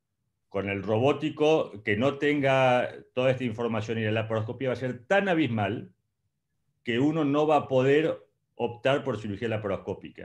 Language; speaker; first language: Spanish; native; Spanish